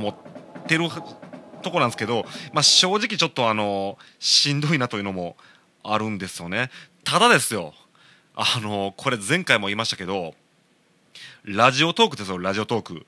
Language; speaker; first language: Japanese; native; Japanese